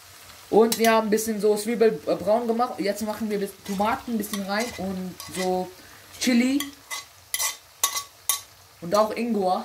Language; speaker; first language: German; early bilingual, other home language; Urdu